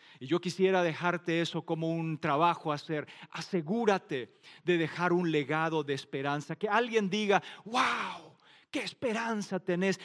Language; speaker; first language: Spanish; non-native, local second language; Plautdietsch